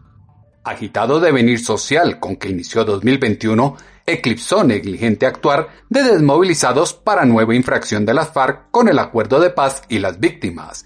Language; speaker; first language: Spanish; native; Spanish